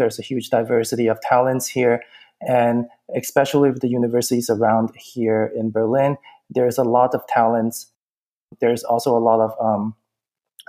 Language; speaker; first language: English; native; English